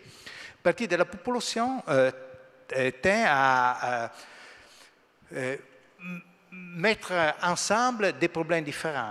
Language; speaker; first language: French; non-native, fluent; Italian